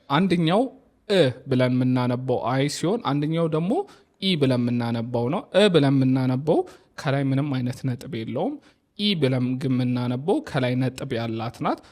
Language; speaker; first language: Amharic; non-native, local second language; Oromo